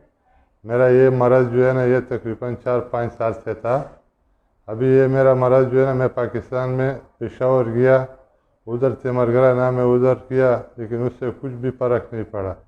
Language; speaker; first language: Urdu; non-native, local second language; Pashto